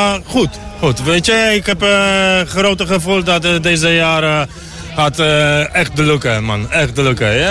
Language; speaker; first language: Dutch; non-native, learner; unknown